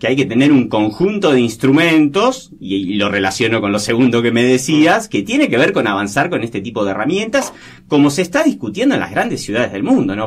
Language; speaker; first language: Spanish; native; Spanish